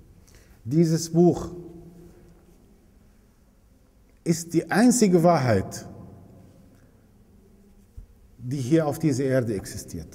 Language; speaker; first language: German; non-native, fluent; Arabic